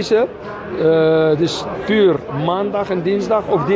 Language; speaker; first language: Dutch; non-native, fluent; Arabic